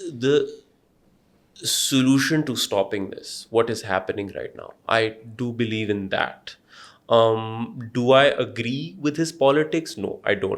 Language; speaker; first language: English; non-native, local second language; Urdu